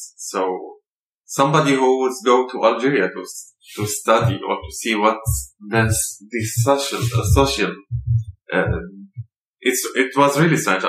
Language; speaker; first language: English; non-native, learner; Arabic